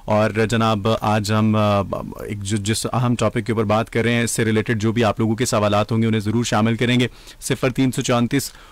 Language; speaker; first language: Urdu; native; Urdu